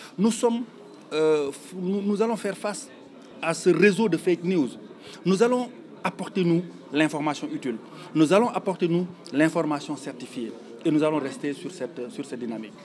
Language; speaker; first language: French; non-native, local second language; Wolof